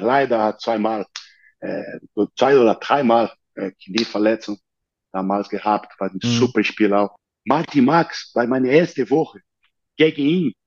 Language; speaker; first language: German; non-native, fluent; Portuguese